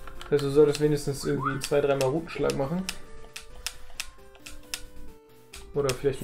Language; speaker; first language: German; native; German